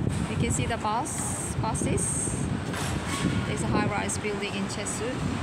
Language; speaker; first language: English; non-native, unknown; Korean